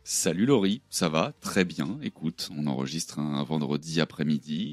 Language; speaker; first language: French; native; French